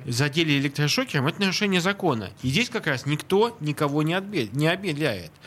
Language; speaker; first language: Russian; native; Russian